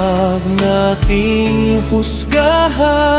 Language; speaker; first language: Filipino; native; Filipino